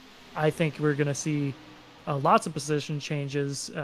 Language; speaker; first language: English; native; English